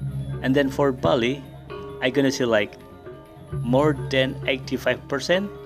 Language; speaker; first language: English; non-native, learner; Indonesian